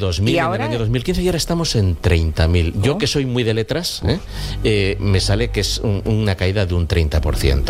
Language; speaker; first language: Spanish; native; Spanish